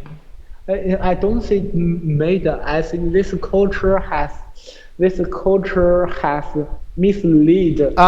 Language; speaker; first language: English; non-native, learner; Chinese